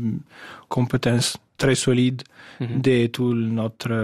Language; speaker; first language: French; non-native, fluent; Italian